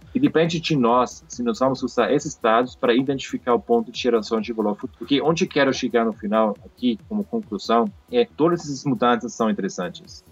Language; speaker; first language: Portuguese; non-native, fluent; German